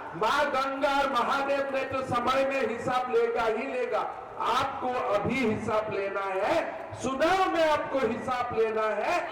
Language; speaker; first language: Hindi; non-native, local second language; Assamese